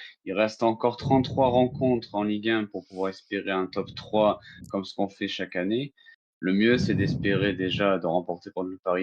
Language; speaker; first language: French; native; French